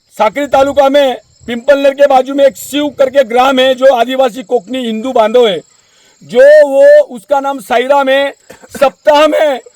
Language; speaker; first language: Hindi; non-native, local second language; Marathi